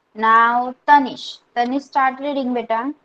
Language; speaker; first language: English; non-native, local second language; Marathi